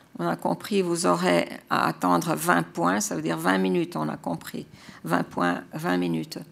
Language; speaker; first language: French; non-native, fluent; Croatian